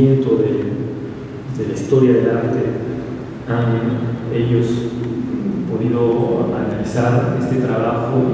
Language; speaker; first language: Spanish; non-native, fluent; French